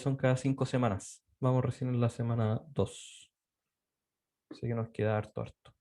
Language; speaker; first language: Spanish; native; Spanish